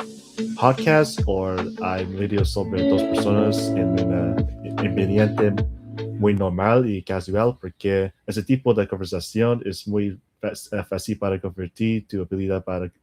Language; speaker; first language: Spanish; non-native, learner; English